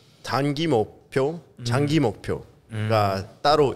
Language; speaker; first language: Korean; early bilingual, heritage; Korean